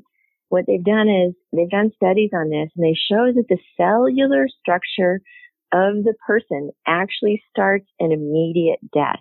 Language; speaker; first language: English; native; English